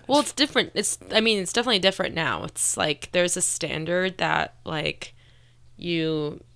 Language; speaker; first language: English; native; English